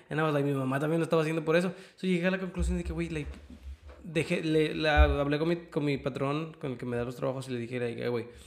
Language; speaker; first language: Spanish; early bilingual, other home language; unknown